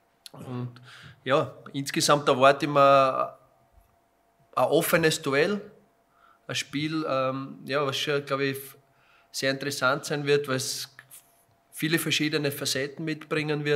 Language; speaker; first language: German; native; German